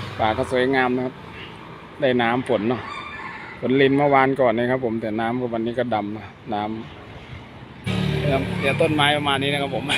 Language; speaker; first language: Thai; native; Thai